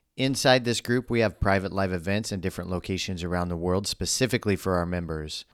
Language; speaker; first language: English; native; English